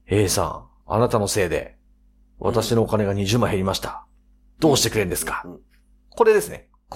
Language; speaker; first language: Japanese; native; Japanese